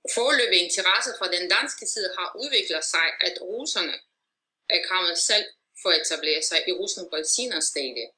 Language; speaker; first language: Danish; non-native, fluent; Russian